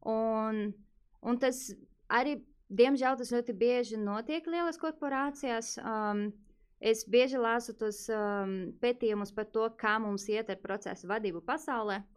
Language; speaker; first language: Latvian; non-native, fluent; Portuguese